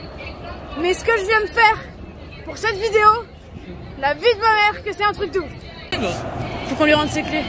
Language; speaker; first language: French; native; French